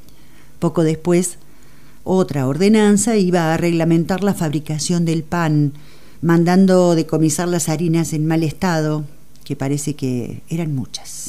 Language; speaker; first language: Spanish; native; Spanish